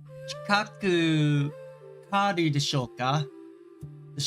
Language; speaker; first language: Japanese; non-native, learner; English